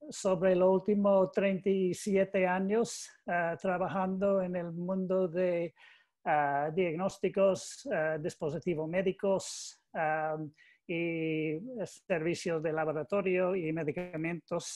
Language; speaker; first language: Spanish; non-native, learner; English